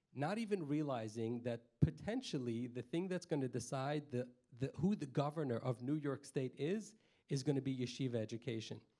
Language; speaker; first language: English; native; English